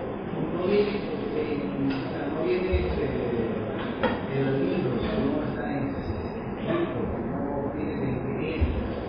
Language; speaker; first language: Spanish; non-native, learner; Chinese